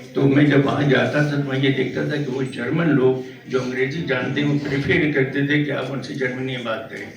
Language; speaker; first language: Urdu; native; Urdu